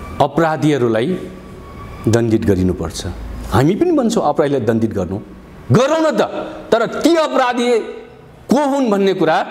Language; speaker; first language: Nepali; non-native, local second language; Dangaura Tharu